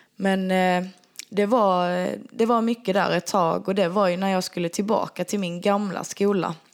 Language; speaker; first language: Swedish; native; Swedish